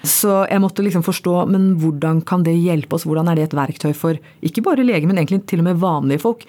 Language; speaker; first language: Norwegian; early bilingual, other home language; Bangla